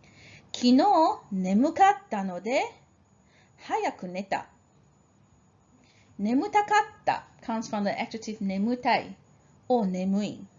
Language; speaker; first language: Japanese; non-native, fluent; English